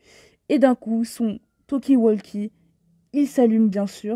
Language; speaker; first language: French; native; French